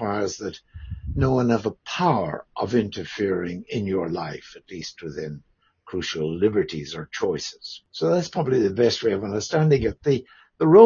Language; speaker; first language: English; native; English